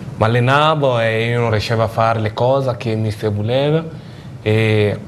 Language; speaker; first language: Italian; non-native, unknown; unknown